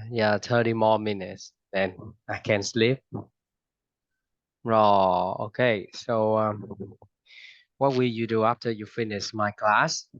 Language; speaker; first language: English; non-native, fluent; Vietnamese